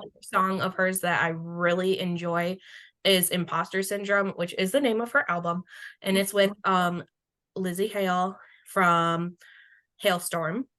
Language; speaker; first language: English; native; English